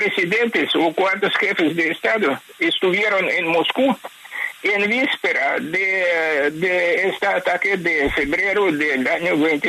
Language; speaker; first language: Spanish; non-native, fluent; Ukrainian